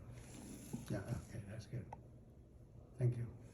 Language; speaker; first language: English; non-native, fluent; Chinese